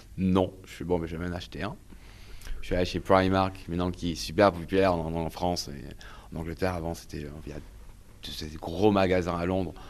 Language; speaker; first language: French; native; French